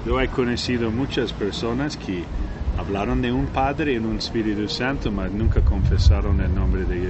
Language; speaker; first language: Spanish; non-native, learner; English